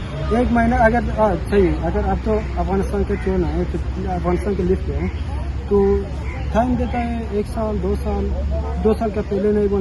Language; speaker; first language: Hindi; non-native, learner; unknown